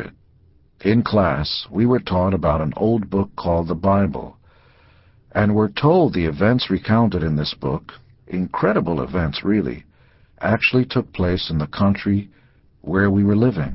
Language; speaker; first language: English; early bilingual, other home language; Hebrew